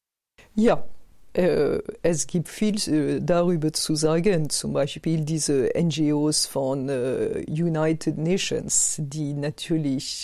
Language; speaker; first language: German; non-native, fluent; French